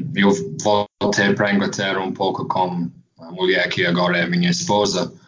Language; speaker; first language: Portuguese; non-native, fluent; English